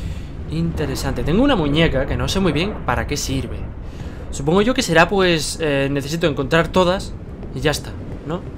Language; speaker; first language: Spanish; native; Spanish